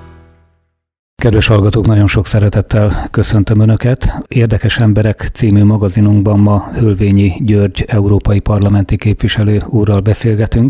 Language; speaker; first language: Hungarian; native; Hungarian